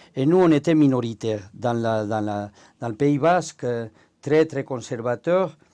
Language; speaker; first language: French; non-native, fluent; Spanish